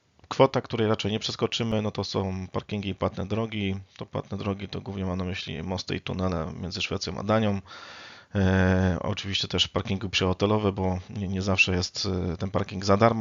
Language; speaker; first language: Polish; native; Polish